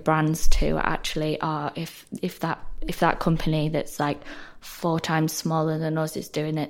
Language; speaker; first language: English; native; English